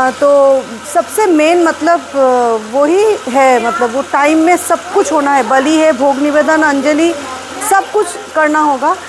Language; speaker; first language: Hindi; non-native, local second language; Bangla